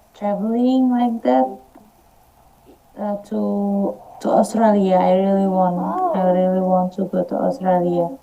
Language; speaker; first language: English; non-native, learner; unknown